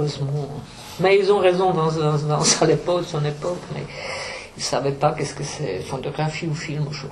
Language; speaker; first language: French; non-native, fluent; Czech